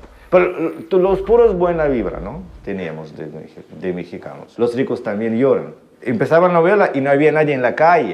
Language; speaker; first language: Spanish; non-native, fluent; Ukrainian